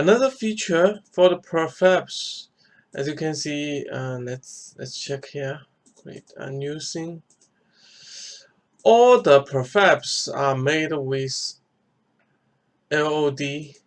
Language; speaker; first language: English; non-native, fluent; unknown